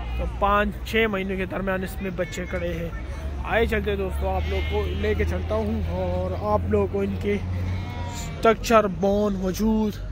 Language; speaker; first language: Urdu; non-native, local second language; Pashto